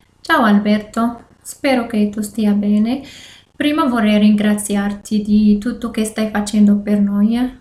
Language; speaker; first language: Italian; non-native, learner; Arabic